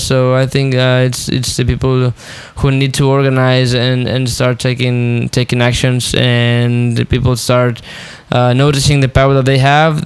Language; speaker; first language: English; non-native, fluent; Spanish